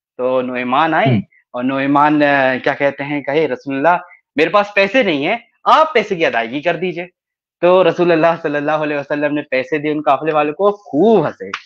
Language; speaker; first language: Hindi; native; Hindi